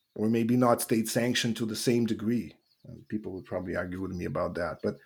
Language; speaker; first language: English; non-native, fluent; Russian